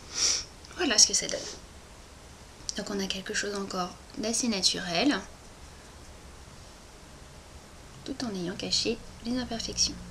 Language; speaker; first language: French; native; French